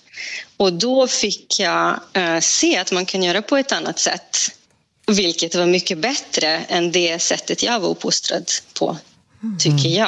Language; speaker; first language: Swedish; non-native, fluent; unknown